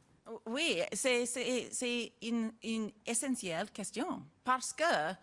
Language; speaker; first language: French; non-native, learner; English